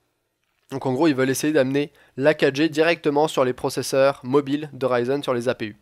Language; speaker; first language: French; native; French